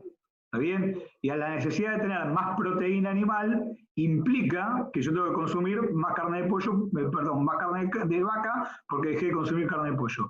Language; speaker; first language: Spanish; native; Spanish